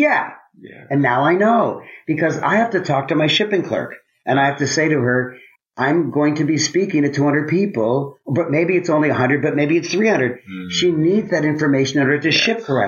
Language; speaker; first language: English; native; English